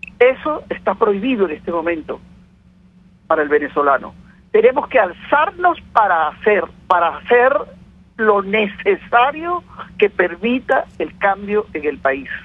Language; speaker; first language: Spanish; native; Spanish